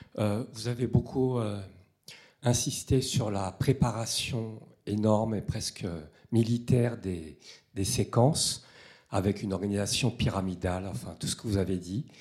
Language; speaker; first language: French; non-native, fluent; Persian